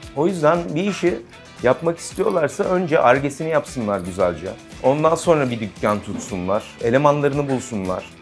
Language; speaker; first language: Turkish; native; Turkish